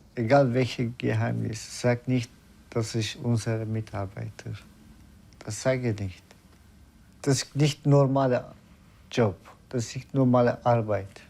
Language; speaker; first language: German; non-native, learner; Turkish